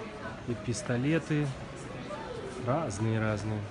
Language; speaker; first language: Russian; native; Russian